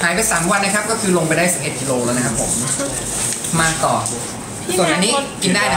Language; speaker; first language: Thai; native; Thai